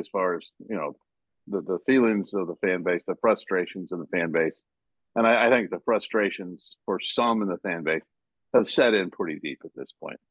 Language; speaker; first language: English; native; English